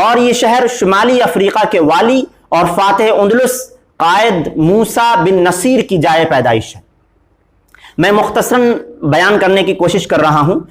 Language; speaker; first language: Urdu; native; Urdu